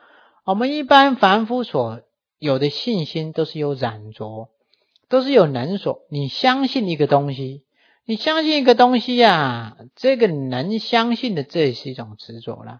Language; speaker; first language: Chinese; native; Chinese